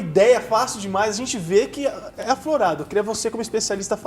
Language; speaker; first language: Portuguese; native; Portuguese